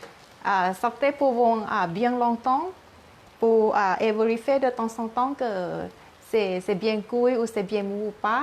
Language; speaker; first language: French; non-native, learner; Thai